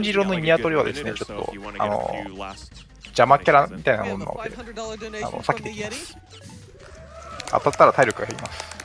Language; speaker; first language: Japanese; native; Japanese